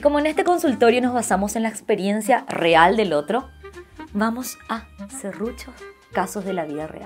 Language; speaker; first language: Spanish; native; Spanish